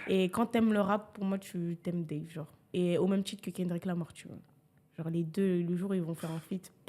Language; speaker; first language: French; early bilingual, other home language; Haitian Creole